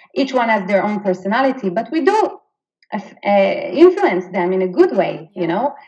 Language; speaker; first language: English; non-native, fluent; Hebrew